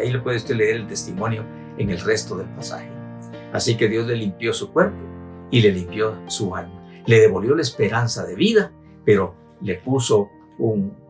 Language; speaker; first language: Spanish; native; Spanish